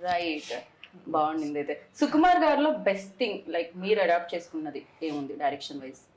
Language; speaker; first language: Telugu; native; Telugu